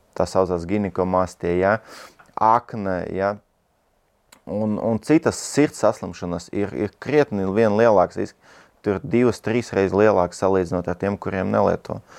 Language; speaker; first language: Latvian; non-native, local second language; Russian